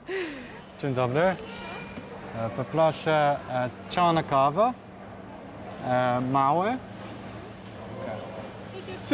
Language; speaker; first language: Polish; non-native, learner; English